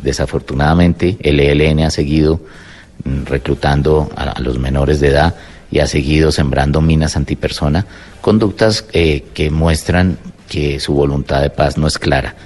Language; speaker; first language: Spanish; native; Spanish